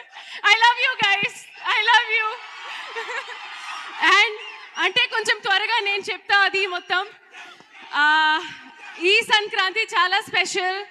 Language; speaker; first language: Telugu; non-native, learner; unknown